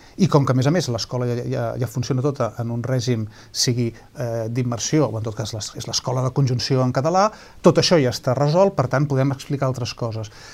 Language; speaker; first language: Catalan; native; Catalan